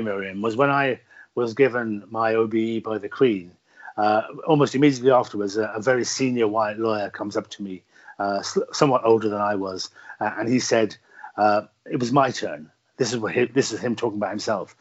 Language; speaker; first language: English; native; English